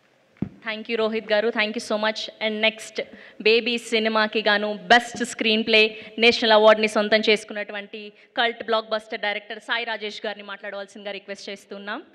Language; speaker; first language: Telugu; native; Telugu